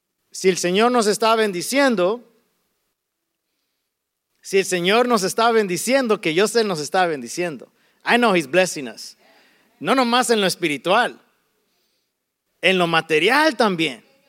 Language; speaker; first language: Spanish; early bilingual, heritage; Spanish